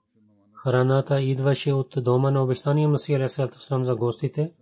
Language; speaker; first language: Bulgarian; non-native, fluent; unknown